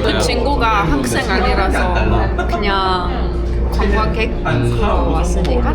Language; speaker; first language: Korean; non-native, fluent; Ukrainian